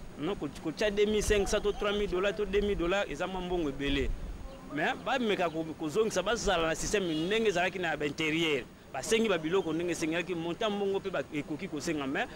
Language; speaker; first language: Lingala; non-native, local second language; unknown